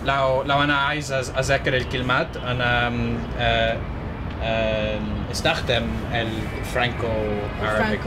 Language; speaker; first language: Arabic; non-native, learner; English